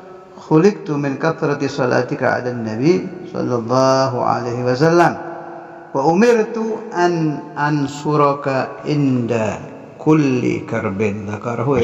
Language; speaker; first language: Arabic; non-native, fluent; Indonesian